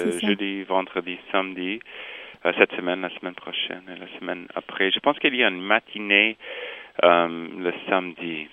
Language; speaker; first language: French; non-native, local second language; English